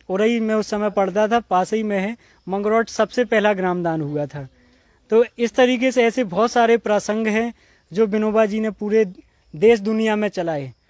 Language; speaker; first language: Hindi; native; Hindi